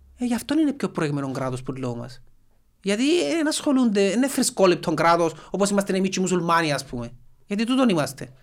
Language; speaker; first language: Greek; native; Greek